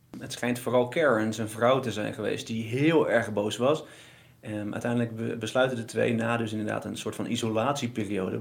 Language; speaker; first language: Dutch; native; Dutch